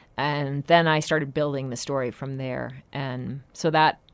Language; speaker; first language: English; native; English